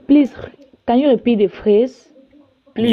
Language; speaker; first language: English; non-native, learner; French